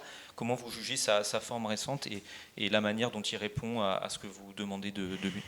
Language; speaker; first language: French; native; French